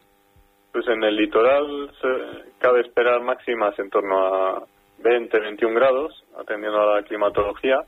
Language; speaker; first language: Spanish; native; Spanish